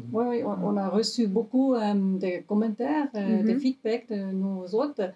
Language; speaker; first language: French; non-native, local second language; German